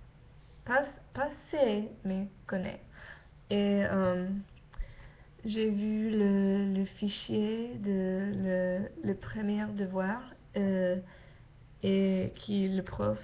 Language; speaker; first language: French; non-native, learner; English